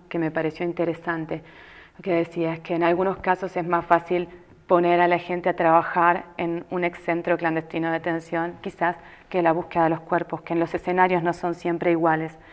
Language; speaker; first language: Spanish; native; Spanish